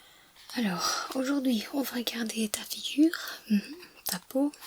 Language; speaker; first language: French; non-native, fluent; English